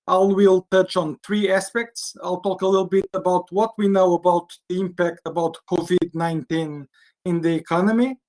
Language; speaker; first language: English; non-native, fluent; Portuguese